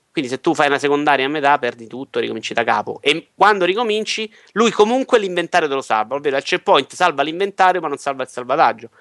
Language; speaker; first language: Italian; native; Italian